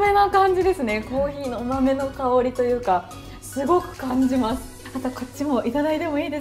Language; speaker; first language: Japanese; native; Japanese